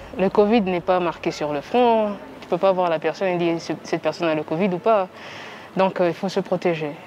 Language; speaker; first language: French; non-native, local second language; Kinyarwanda